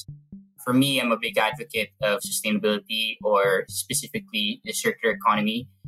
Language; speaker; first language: English; non-native, local second language; Filipino